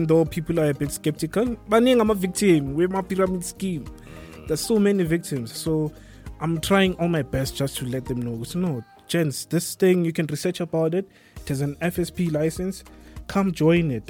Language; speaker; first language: English; non-native, local second language; Zulu